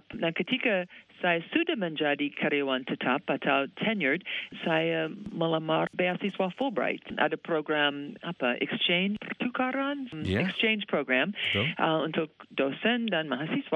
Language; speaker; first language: Indonesian; non-native, fluent; English